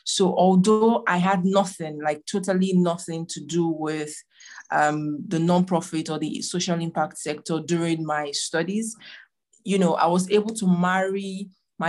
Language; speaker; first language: English; non-native, local second language; Igbo